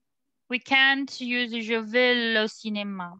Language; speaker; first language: French; non-native, fluent; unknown